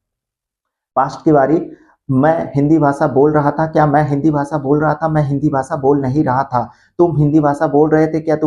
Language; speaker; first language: Hindi; non-native, local second language; Odia